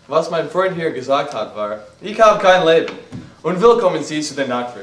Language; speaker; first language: German; non-native, learner; English